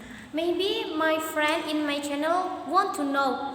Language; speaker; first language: English; non-native, learner; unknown